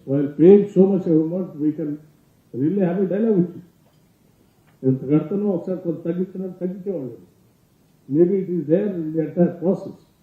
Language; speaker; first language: English; non-native, local second language; Telugu